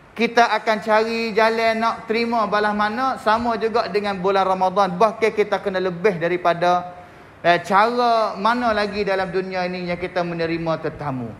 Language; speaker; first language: Malay; native; Malay